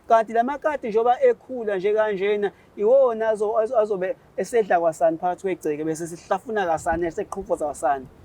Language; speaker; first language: Zulu; native; Zulu